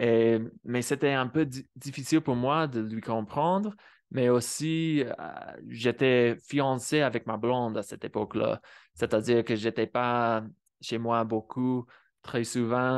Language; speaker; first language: French; non-native, fluent; English